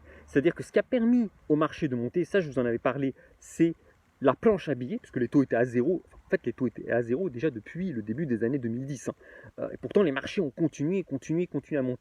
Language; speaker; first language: French; native; French